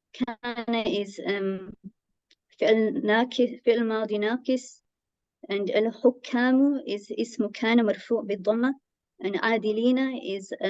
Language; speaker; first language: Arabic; non-native, learner; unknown